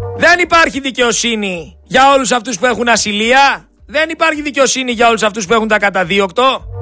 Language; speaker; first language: Greek; native; Greek